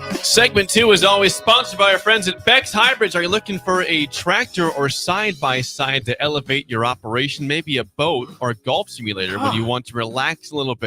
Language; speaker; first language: English; native; English